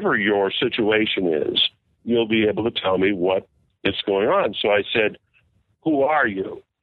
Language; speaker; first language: English; native; English